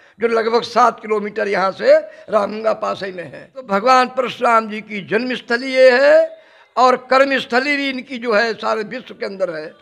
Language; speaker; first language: Hindi; native; Hindi